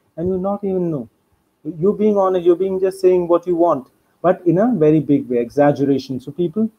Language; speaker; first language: English; non-native, local second language; Hindi